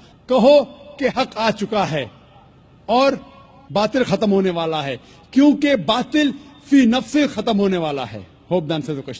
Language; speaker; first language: Hindi; non-native, local second language; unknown